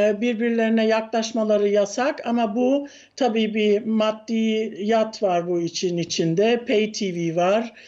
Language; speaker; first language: Turkish; early bilingual, heritage; Turkish